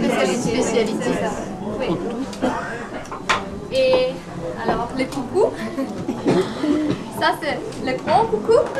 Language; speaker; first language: French; non-native, learner; German